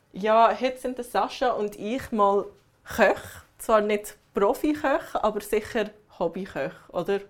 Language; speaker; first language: German; early bilingual, other home language; English